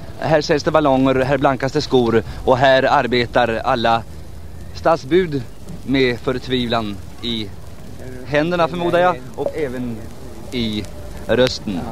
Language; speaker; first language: Swedish; native; Swedish